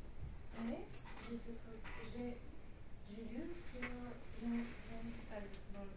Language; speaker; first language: French; non-native, learner; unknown